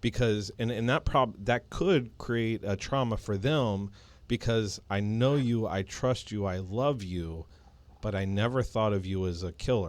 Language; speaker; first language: English; native; English